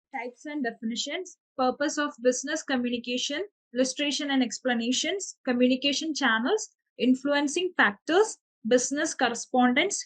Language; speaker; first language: English; non-native, local second language; Malayalam